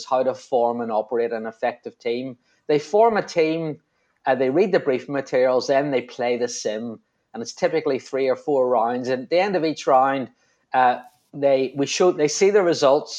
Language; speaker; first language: English; native; English